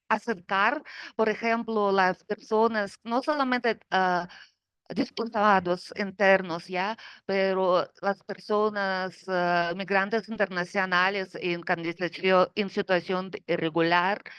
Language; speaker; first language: Spanish; non-native, fluent; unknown